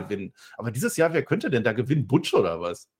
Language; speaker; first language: German; native; German